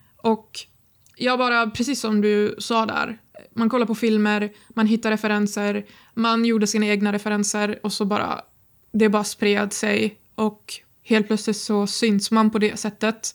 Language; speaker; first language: Swedish; non-native, fluent; Arabic